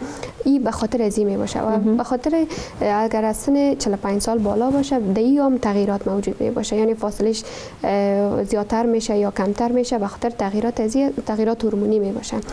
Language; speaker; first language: Persian; native; Persian